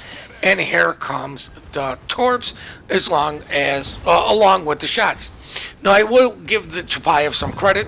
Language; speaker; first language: English; native; English